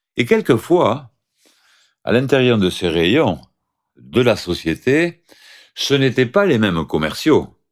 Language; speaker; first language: French; native; French